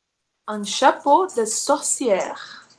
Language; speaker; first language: French; non-native, learner; Portuguese